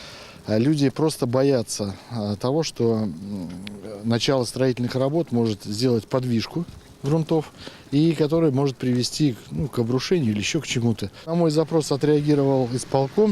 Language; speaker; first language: Russian; native; Russian